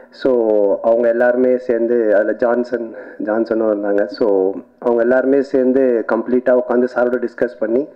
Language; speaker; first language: Tamil; native; Tamil